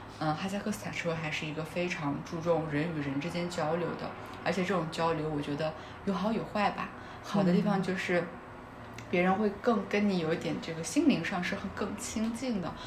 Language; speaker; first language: Chinese; non-native, local second language; Kazakh